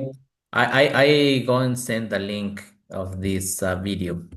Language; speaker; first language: English; non-native, learner; Spanish